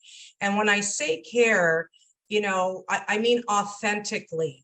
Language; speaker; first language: English; native; English